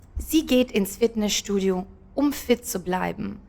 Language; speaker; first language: German; non-native, fluent; Ukrainian